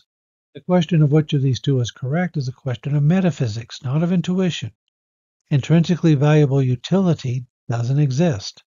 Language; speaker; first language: English; native; English